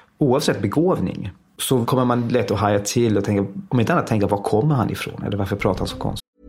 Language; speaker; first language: Swedish; early bilingual, heritage; Swedish